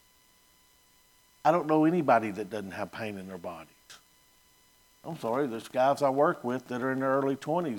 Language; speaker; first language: English; native; English